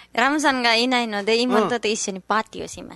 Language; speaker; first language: Japanese; non-native, learner; Nepali